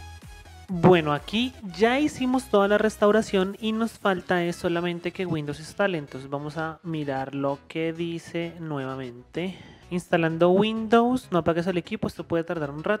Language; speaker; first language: Spanish; native; Spanish